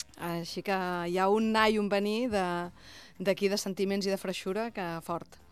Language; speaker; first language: Catalan; native; Catalan